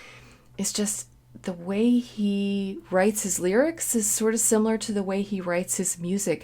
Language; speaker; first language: English; native; English